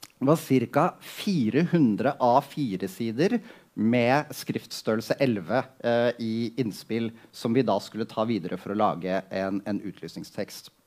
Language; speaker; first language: Norwegian; native; Norwegian